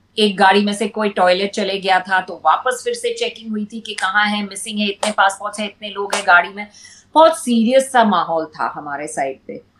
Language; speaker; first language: Hindi; non-native, local second language; English